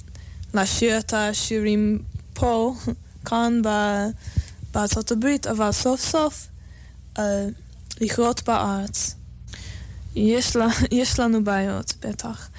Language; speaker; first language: Hebrew; non-native, fluent; English